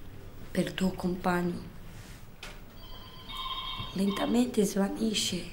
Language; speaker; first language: Italian; non-native, fluent; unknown